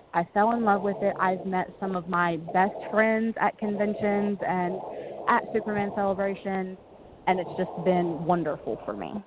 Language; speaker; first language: English; native; English